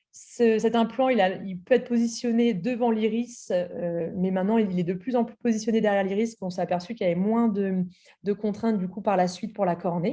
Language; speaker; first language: French; native; French